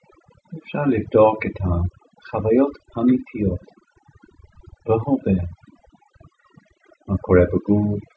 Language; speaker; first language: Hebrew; non-native, fluent; English